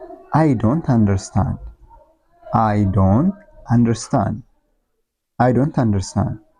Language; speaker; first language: English; non-native, local second language; Oromo